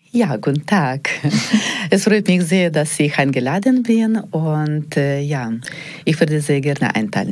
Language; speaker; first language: German; non-native, fluent; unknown